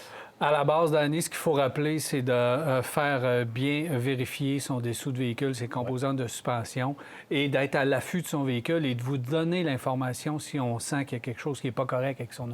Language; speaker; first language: French; native; French